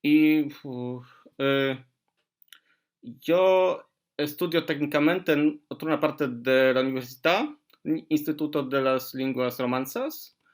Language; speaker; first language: Spanish; non-native, learner; Polish